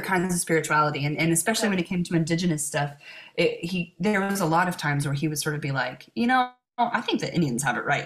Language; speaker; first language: English; native; English